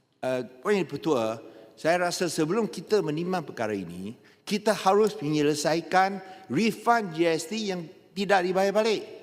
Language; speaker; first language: Malay; non-native, local second language; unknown